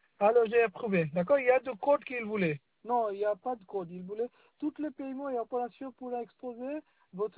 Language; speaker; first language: French; non-native, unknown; Bangla